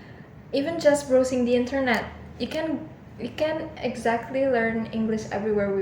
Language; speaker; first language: English; non-native, learner; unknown